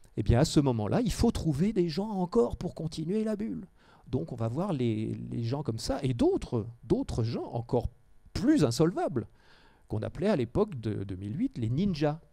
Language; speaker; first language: French; native; French